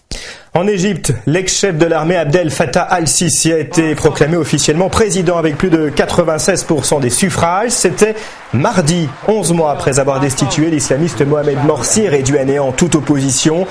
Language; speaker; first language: French; native; French